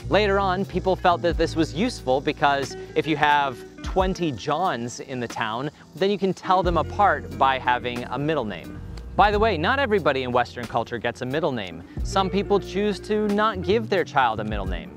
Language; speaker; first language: English; native; English